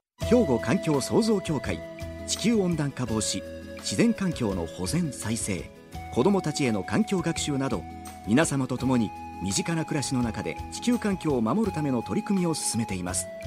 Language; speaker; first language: Japanese; native; Japanese